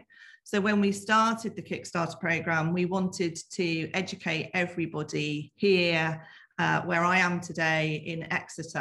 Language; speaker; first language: English; native; English